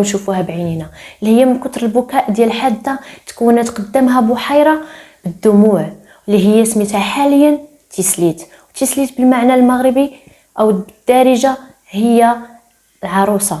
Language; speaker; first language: Arabic; native; Arabic